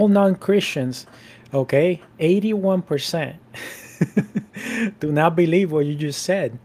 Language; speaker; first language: English; non-native, fluent; Spanish